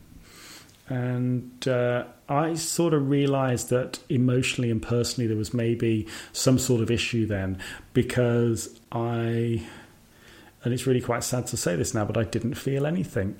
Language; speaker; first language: English; native; English